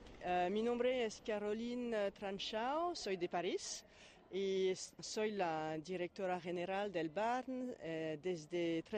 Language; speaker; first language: Spanish; non-native, fluent; French